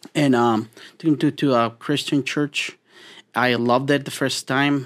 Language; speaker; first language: English; non-native, fluent; Spanish